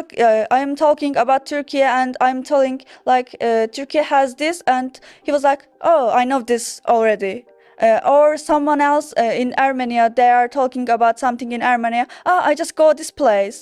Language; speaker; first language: English; non-native, learner; Turkish